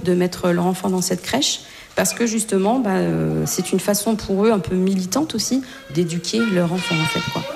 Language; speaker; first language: French; native; French